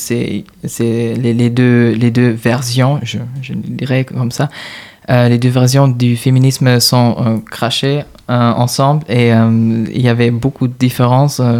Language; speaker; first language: French; non-native, fluent; German